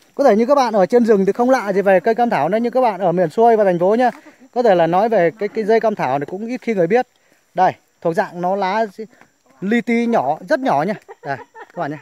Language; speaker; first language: Vietnamese; non-native, local second language; Muong